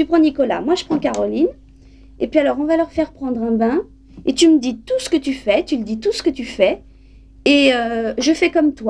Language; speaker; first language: French; native; French